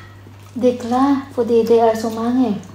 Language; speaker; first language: Danish; non-native, learner; Filipino